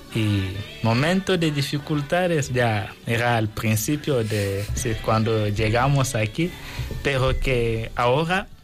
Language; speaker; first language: Spanish; non-native, fluent; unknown